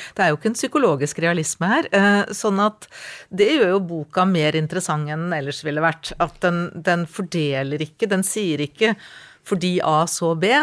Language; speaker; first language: Norwegian; native; Norwegian